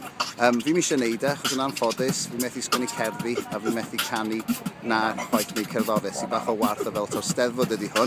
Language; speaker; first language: Welsh; native; Welsh